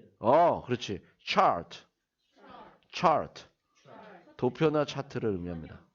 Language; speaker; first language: Korean; native; Korean